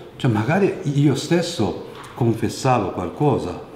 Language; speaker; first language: Italian; non-native, fluent; Japanese